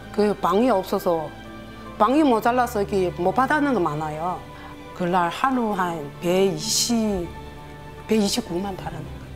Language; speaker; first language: Korean; non-native, learner; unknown